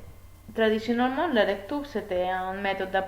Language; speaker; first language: French; non-native, learner; Spanish